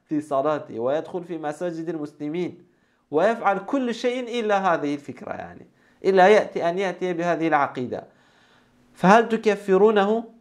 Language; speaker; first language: Arabic; non-native, fluent; Turkish